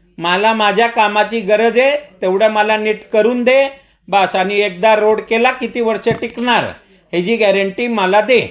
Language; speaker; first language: Marathi; non-native, local second language; Marwari